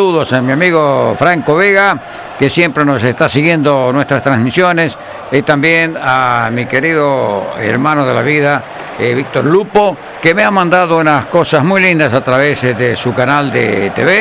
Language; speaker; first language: Spanish; native; Spanish